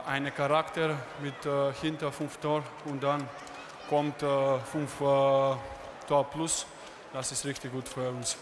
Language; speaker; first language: German; non-native, learner; Macedonian